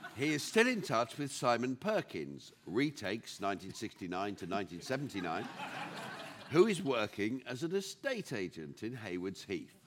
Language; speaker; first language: English; native; English